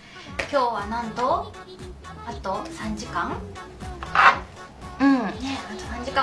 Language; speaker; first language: Japanese; native; Japanese